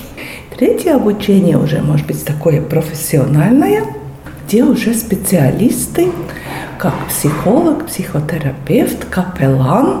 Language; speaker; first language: Russian; non-native, local second language; Latvian